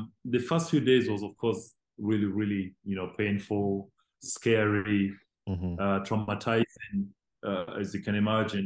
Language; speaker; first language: English; non-native, local second language; Acoli